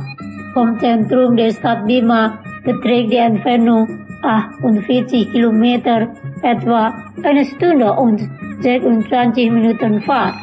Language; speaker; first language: German; non-native, learner; Indonesian